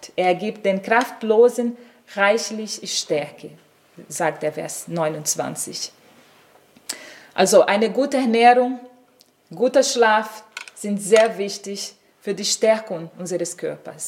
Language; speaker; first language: German; non-native, fluent; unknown